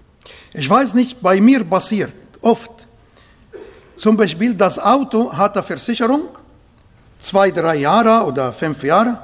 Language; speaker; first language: German; non-native, fluent; Arabic